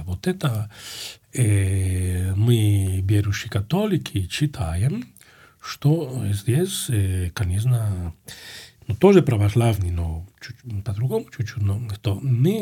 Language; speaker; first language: Russian; non-native, fluent; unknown